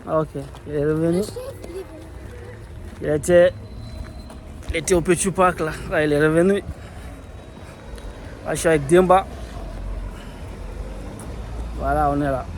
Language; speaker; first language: French; native; French